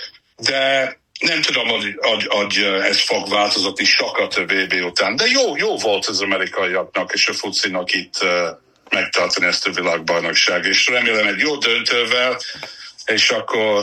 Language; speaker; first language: Hungarian; non-native, fluent; English